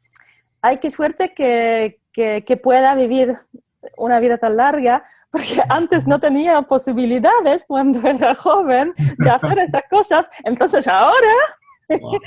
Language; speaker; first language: Spanish; non-native, fluent; Polish